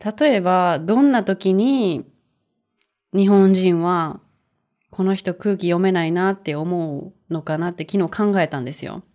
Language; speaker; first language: Japanese; native; Japanese